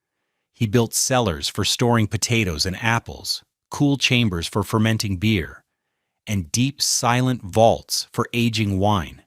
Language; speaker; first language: English; native; English